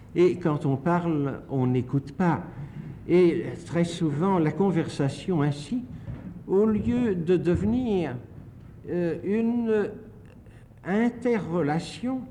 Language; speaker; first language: French; native; French